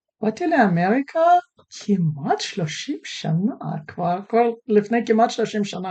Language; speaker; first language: Hebrew; native; Hebrew